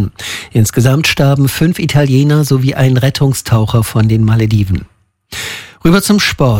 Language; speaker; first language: German; native; German